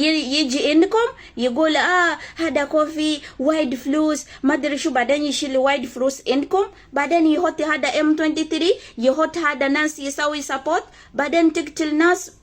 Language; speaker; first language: Arabic; non-native, learner; Ganda